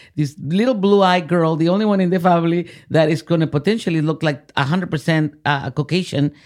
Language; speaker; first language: English; early bilingual, other home language; Spanish